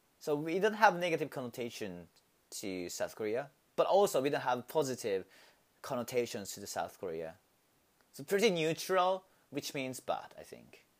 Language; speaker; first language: English; non-native, learner; Japanese